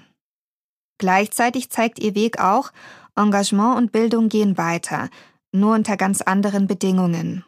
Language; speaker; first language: German; native; German